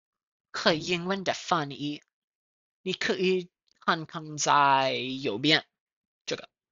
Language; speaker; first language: Chinese; non-native, learner; English